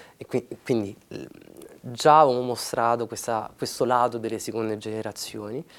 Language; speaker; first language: Italian; early bilingual, other home language; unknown